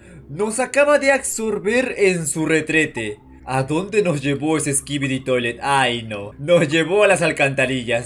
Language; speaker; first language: Spanish; native; Spanish